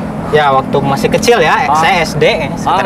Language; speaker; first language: Indonesian; native; Indonesian